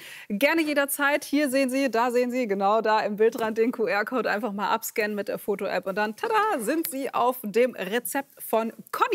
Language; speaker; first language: German; native; German